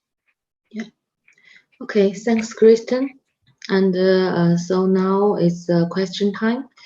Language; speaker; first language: English; non-native, local second language; Chinese